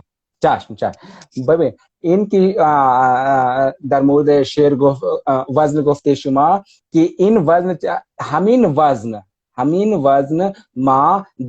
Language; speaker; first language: Persian; non-native, fluent; Hindi